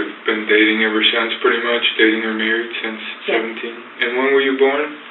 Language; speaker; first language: English; native; English